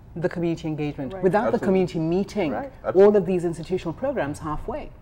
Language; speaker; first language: English; non-native, local second language; Ganda